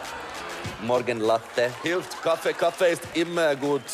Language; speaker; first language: German; non-native, fluent; Finnish